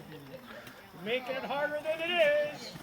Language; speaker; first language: English; native; English